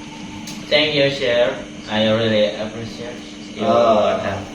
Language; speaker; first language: English; non-native, learner; Indonesian